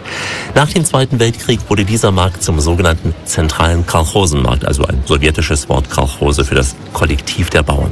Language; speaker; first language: German; native; German